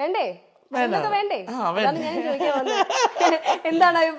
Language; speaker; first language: Malayalam; native; Malayalam